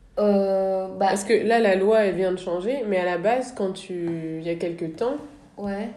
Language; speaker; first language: French; native; French